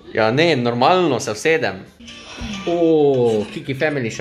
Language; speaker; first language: Slovenian; native; Slovenian